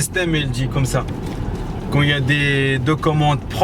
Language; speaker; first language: French; non-native, learner; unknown